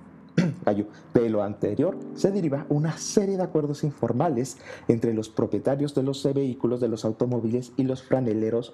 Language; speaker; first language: Spanish; native; Spanish